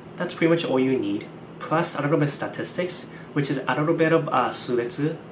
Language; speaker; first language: English; non-native, fluent; Japanese